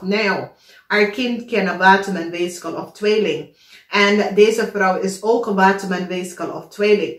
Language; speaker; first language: Dutch; non-native, learner; English